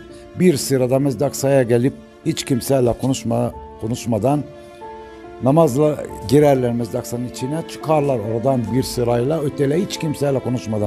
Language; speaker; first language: Turkish; non-native, fluent; Arabic